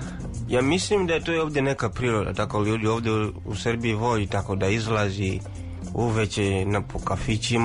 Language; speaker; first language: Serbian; non-native, fluent; Swahili